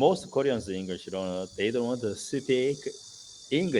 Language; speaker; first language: English; non-native, learner; Korean